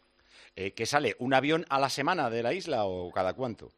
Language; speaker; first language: Spanish; native; Spanish